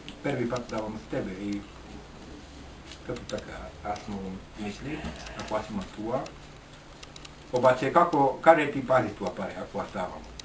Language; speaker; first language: Bulgarian; non-native, learner; Finnish